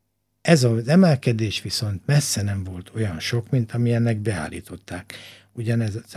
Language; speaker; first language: Hungarian; native; Hungarian